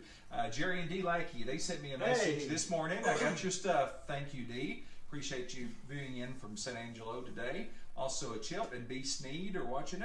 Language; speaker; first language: English; native; English